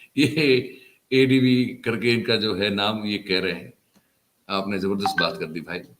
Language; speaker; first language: Hindi; non-native, local second language; Gujarati